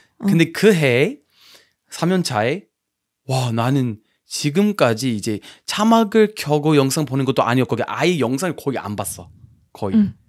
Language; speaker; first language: Korean; non-native, fluent; English